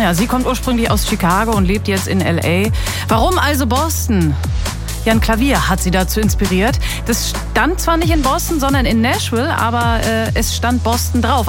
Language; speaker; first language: German; native; German